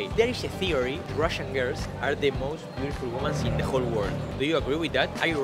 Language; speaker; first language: English; non-native, learner; Spanish